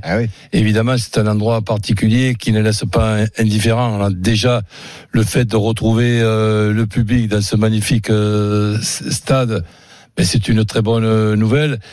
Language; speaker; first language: French; native; French